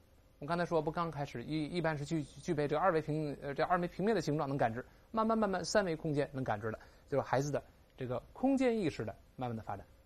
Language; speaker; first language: Chinese; native; Chinese